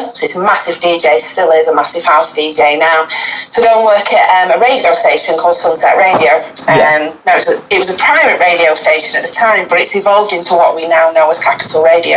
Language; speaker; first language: English; native; English